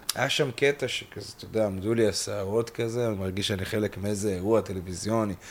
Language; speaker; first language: Hebrew; native; Hebrew